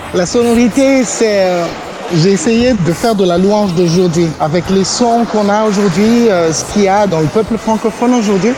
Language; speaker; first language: French; non-native, local second language; Malagasy